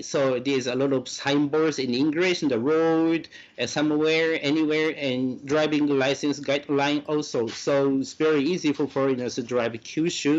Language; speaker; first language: English; non-native, fluent; Japanese